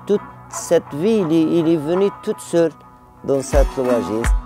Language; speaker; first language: French; non-native, learner; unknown